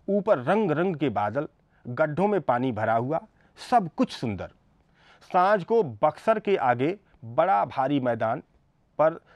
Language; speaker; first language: Hindi; native; Hindi